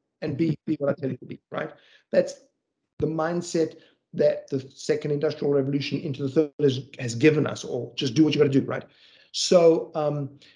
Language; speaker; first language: English; native; English